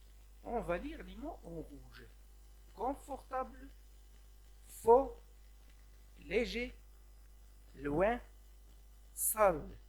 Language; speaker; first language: French; non-native, local second language; Arabic